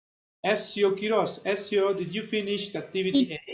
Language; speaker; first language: English; non-native, fluent; Spanish